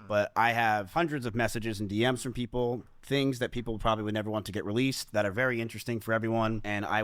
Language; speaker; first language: English; native; English